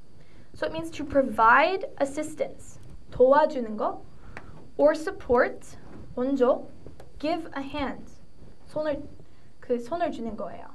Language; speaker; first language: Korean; early bilingual, heritage; English